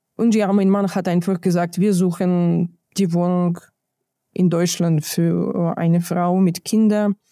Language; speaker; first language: German; non-native, fluent; Ukrainian